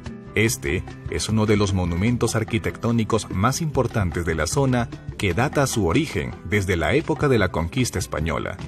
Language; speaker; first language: Spanish; native; Spanish